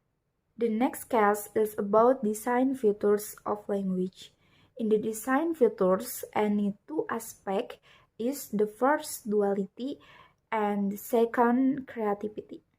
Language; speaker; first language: English; non-native, learner; Indonesian